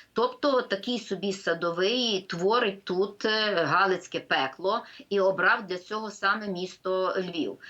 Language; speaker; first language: Ukrainian; native; Ukrainian